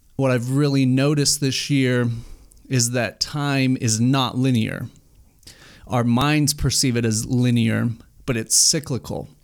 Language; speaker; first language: English; native; English